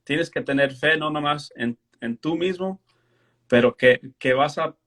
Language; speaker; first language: Spanish; early bilingual, heritage; Spanish